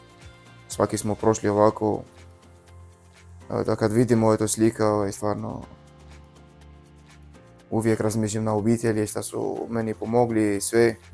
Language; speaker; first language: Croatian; non-native, learner; Arabic